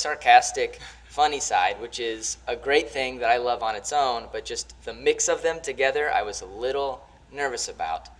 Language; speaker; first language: English; native; English